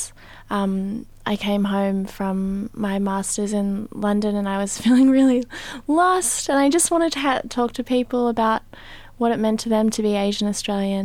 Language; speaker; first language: English; native; English